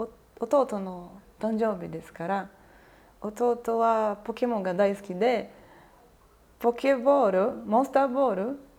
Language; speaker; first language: Japanese; non-native, learner; Portuguese